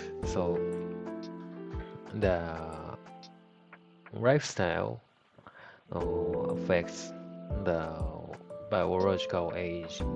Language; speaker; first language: English; non-native, learner; Japanese